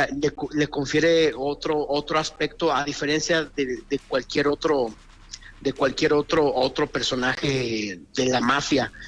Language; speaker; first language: Spanish; native; Spanish